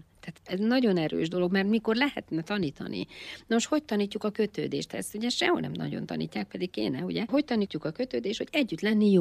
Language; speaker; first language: Hungarian; native; Hungarian